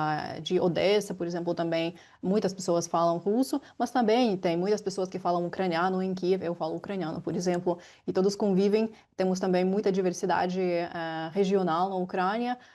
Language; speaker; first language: Portuguese; non-native, fluent; Ukrainian